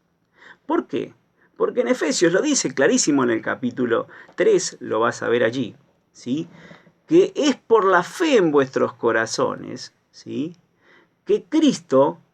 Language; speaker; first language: Spanish; native; Spanish